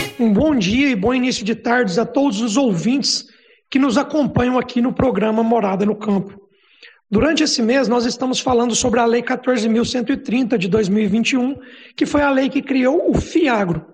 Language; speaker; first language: Portuguese; native; Portuguese